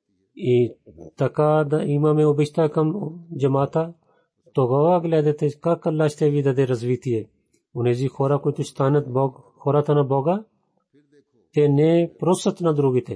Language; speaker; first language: Bulgarian; non-native, fluent; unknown